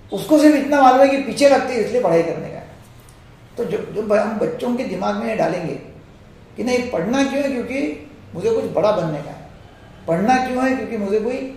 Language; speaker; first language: Hindi; non-native, local second language; Marathi